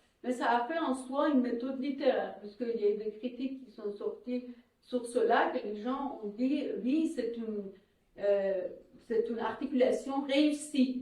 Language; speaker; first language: French; non-native, fluent; Persian